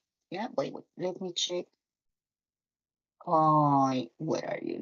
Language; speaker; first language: English; non-native, learner; Spanish